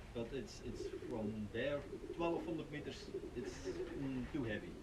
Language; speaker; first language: English; non-native, learner; Dutch